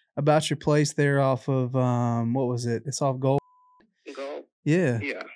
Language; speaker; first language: English; native; English